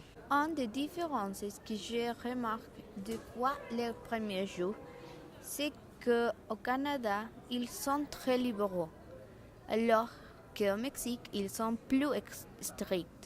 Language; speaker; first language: French; non-native, learner; Spanish